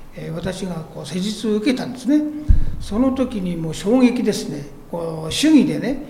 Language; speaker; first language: Japanese; native; Japanese